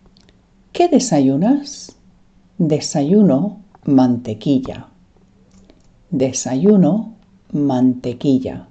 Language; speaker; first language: Spanish; non-native, fluent; English